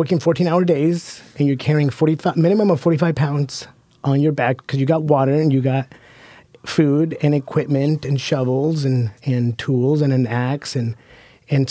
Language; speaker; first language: English; native; English